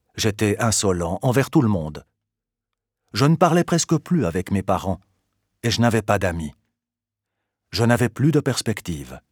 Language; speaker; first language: French; non-native, fluent; Albanian